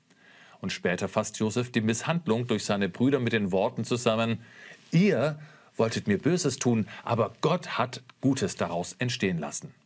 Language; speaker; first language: German; native; German